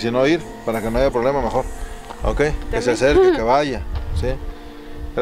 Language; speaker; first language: Spanish; native; Spanish